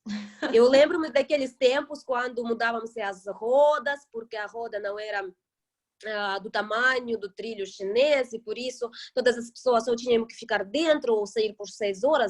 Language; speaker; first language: Portuguese; non-native, fluent; Russian